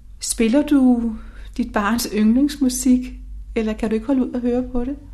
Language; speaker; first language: Danish; native; Danish